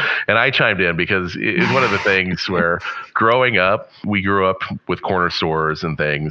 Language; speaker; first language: English; native; English